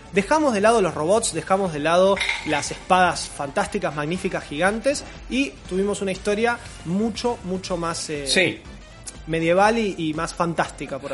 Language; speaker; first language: Spanish; native; Spanish